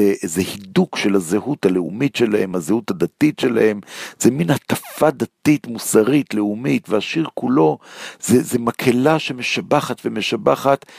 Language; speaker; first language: Hebrew; native; Hebrew